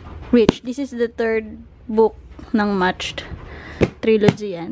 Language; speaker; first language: English; non-native, local second language; Filipino